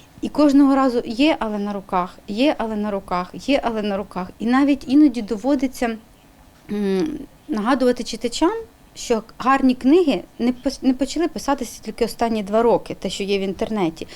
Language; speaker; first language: Ukrainian; native; Ukrainian